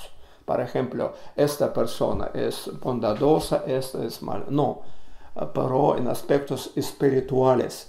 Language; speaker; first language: Spanish; non-native, learner; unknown